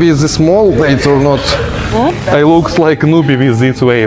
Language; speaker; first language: English; non-native, learner; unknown